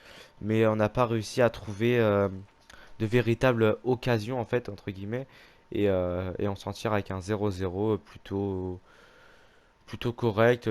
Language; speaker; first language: French; native; French